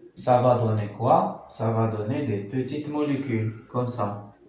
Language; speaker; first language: French; non-native, local second language; Arabic